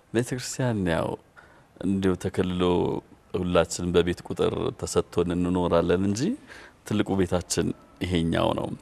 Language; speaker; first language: Amharic; native; Amharic